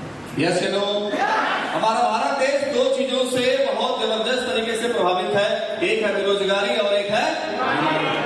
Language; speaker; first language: Hindi; native; Hindi